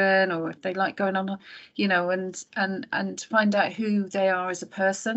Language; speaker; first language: English; native; English